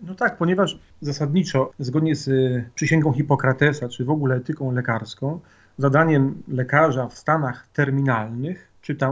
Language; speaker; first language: Polish; native; Polish